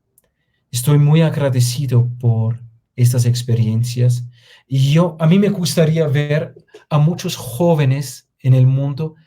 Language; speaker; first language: Spanish; non-native, fluent; German